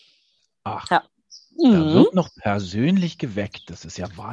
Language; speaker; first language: German; native; German